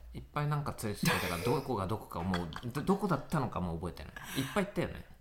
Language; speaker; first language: Japanese; native; Japanese